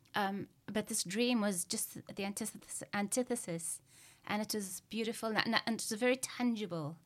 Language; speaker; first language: English; native; English